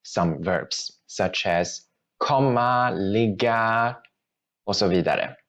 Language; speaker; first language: Swedish; non-native, fluent; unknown